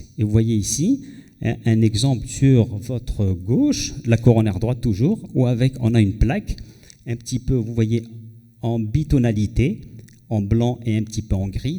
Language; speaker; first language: French; non-native, local second language; Arabic